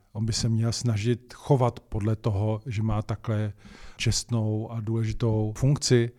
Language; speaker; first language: Czech; native; Czech